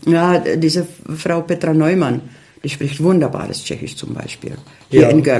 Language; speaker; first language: German; early bilingual, heritage; Czech